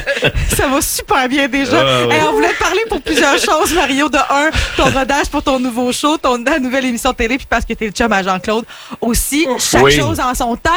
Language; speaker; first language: French; native; French